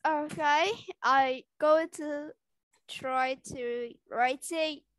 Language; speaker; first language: English; non-native, learner; Vietnamese